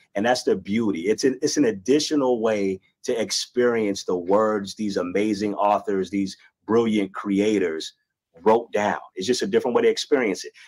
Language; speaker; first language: English; native; English